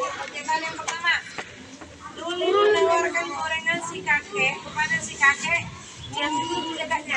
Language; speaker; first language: Indonesian; native; Indonesian